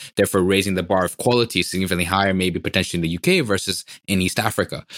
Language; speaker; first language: English; non-native, local second language; Swahili